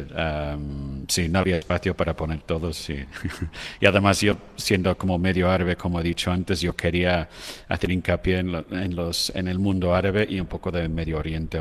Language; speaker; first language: Spanish; non-native, fluent; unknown